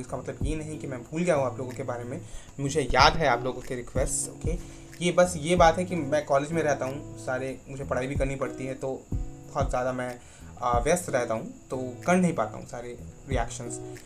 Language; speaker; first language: Hindi; non-native, local second language; Bangla